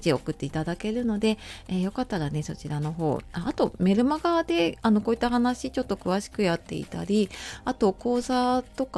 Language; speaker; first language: Japanese; native; Japanese